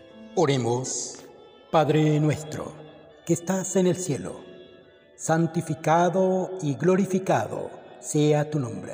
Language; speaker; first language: Spanish; native; Spanish